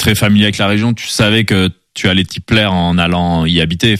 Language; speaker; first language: French; native; French